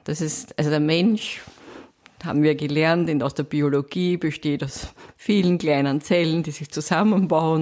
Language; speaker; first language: German; native; German